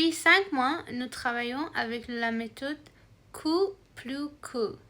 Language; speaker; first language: French; non-native, learner; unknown